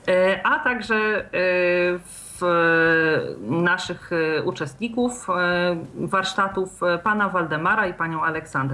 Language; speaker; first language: Polish; native; Polish